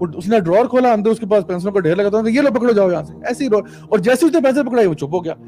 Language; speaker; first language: Urdu; early bilingual, heritage; Urdu